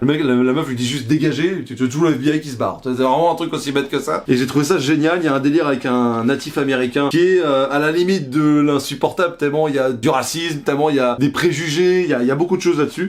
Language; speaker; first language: French; native; French